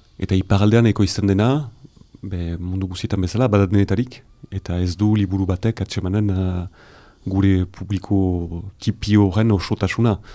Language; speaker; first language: Basque; native; Basque